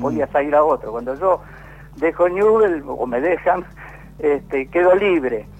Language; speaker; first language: Spanish; native; Spanish